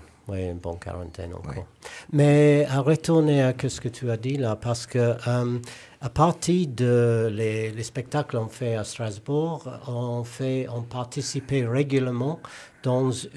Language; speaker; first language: French; non-native, learner; English